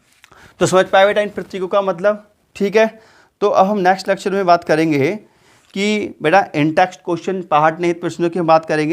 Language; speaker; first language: Hindi; native; Hindi